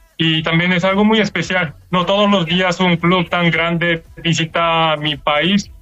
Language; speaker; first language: Spanish; non-native, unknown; Korean